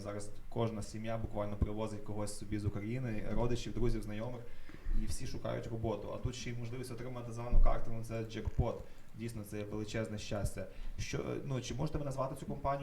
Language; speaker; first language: Ukrainian; native; Ukrainian